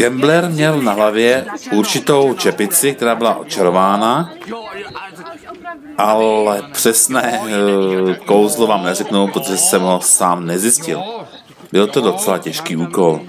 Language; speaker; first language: Czech; native; Czech